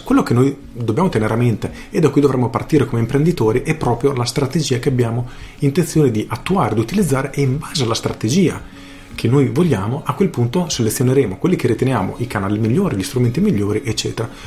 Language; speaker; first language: Italian; native; Italian